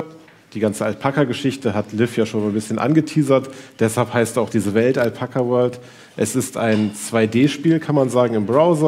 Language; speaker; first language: German; native; German